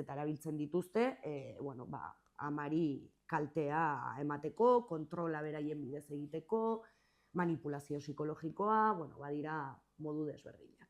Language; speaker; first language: Basque; native; Basque